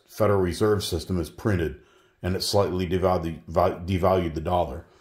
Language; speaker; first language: English; native; English